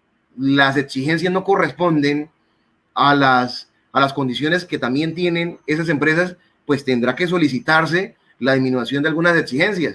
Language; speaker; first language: Spanish; native; Spanish